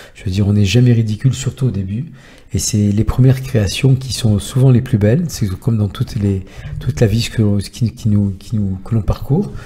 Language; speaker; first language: French; native; French